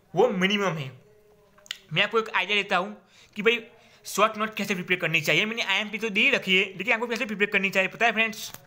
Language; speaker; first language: Hindi; non-native, local second language; Gujarati